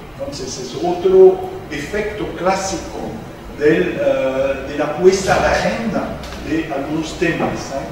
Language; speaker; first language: Spanish; non-native, fluent; French